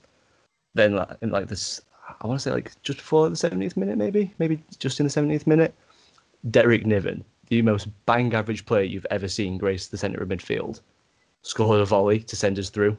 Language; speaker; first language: English; native; English